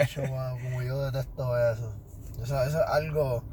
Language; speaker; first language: Spanish; native; Spanish